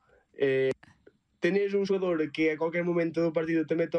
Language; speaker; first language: Spanish; non-native, learner; Portuguese